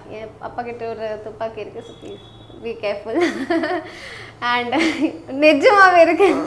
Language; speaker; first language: Tamil; non-native, learner; Hindi